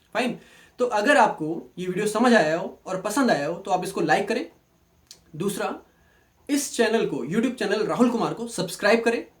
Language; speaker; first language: Hindi; native; Hindi